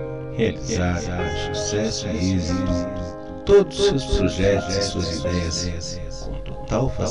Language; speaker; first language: Portuguese; native; Portuguese